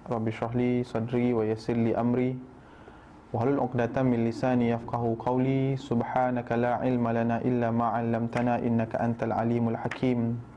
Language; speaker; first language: Malay; native; Malay